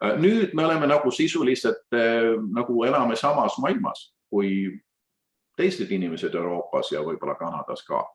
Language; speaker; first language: Estonian; early bilingual, heritage; Estonian